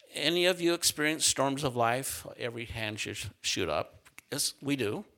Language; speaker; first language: English; native; English